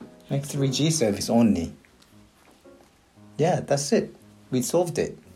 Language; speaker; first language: English; non-native, fluent; Korean